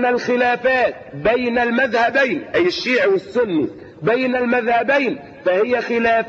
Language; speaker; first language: Arabic; native; Arabic